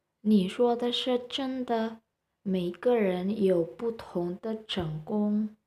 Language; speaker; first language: Chinese; non-native, learner; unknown